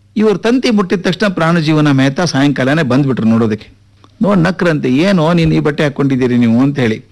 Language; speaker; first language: Kannada; native; Kannada